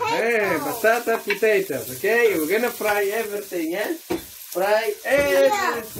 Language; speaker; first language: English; non-native, fluent; Portuguese